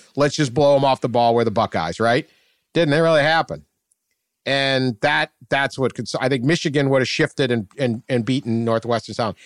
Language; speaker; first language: English; native; English